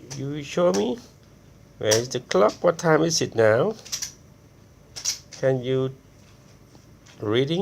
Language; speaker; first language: English; non-native, learner; Thai